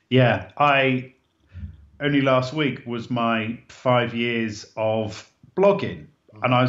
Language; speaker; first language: English; native; English